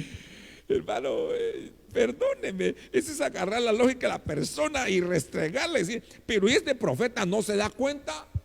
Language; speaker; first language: Spanish; native; Spanish